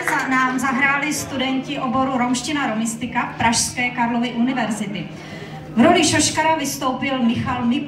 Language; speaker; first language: Czech; native; Czech